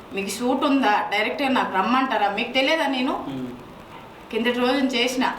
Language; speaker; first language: Telugu; non-native, local second language; Odia